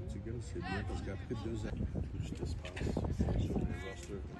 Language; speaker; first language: French; non-native, fluent; English